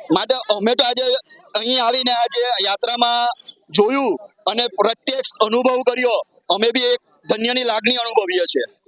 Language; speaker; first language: Gujarati; native; Gujarati